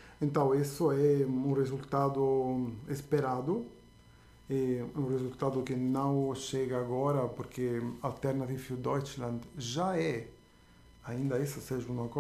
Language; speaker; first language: Portuguese; non-native, fluent; Italian